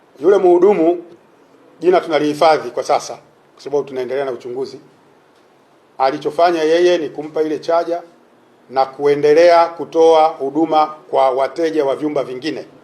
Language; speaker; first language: Swahili; native; Swahili